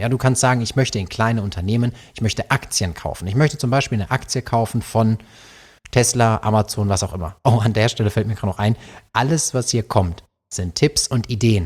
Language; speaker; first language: German; native; German